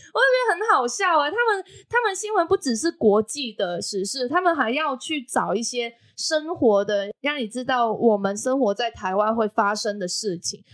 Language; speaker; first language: Chinese; non-native, local second language; Cantonese